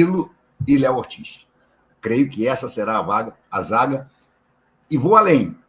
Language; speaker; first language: Portuguese; native; Portuguese